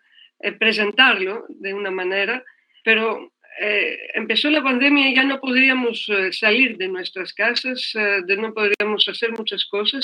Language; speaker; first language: Spanish; non-native, fluent; Greek